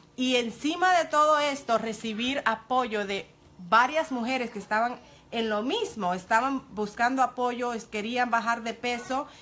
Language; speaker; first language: Spanish; early bilingual, heritage; Spanish